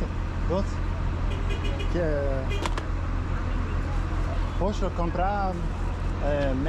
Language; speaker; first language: Portuguese; non-native, learner; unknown